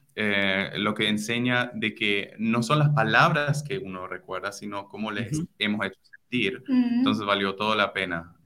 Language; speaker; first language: Spanish; non-native, fluent; German